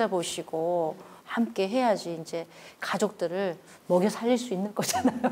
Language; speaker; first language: Korean; native; Korean